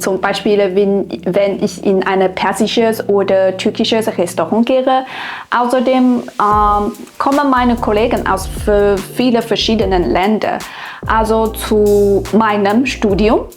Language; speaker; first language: German; non-native, fluent; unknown